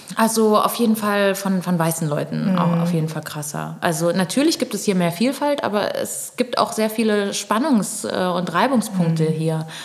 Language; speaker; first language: German; early bilingual, other home language; Portuguese